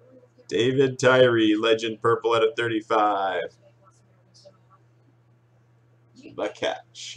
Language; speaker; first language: English; native; English